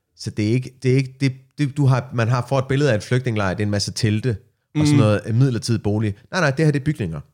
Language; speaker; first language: Danish; early bilingual, other home language; Arabic